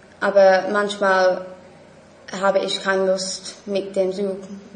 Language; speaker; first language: German; non-native, learner; English